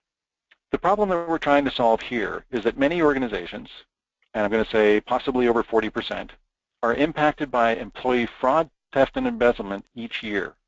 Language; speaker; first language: English; native; English